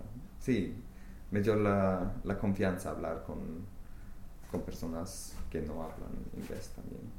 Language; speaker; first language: Spanish; non-native, fluent; English